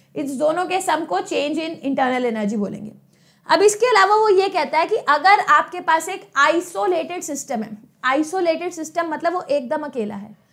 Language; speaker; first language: Hindi; native; Hindi